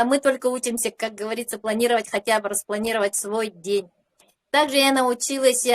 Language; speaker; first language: Russian; native; Russian